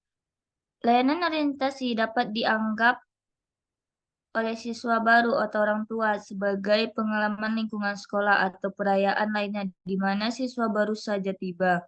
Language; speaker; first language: Indonesian; native; Indonesian